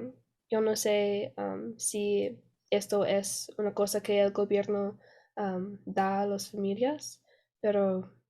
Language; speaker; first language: Spanish; non-native, learner; English